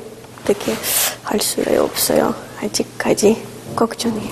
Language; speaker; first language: Korean; non-native, learner; Russian